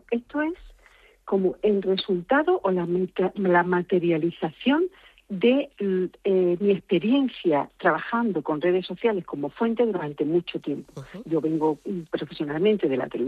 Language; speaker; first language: Spanish; native; Spanish